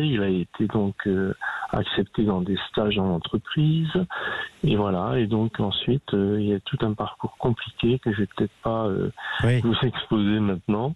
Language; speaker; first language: French; native; French